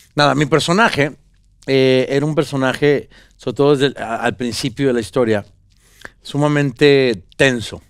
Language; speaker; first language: Spanish; native; Spanish